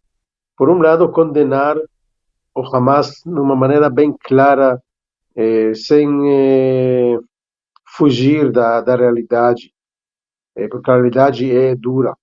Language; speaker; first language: Portuguese; non-native, fluent; Hebrew